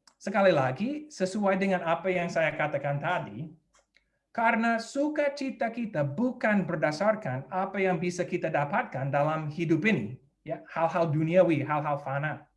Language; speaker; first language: Indonesian; non-native, fluent; English